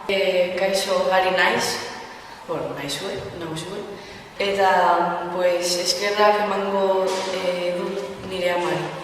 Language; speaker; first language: Basque; non-native, local second language; Spanish